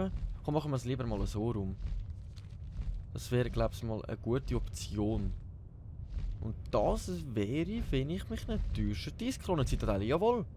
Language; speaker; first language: German; native; German